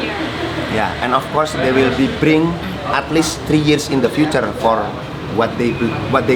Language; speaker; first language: English; non-native, learner; Indonesian